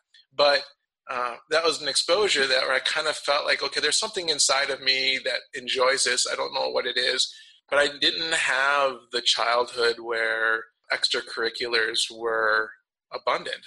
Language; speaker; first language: English; native; English